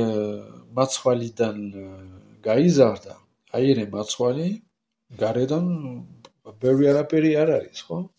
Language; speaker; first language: Georgian; non-native, learner; French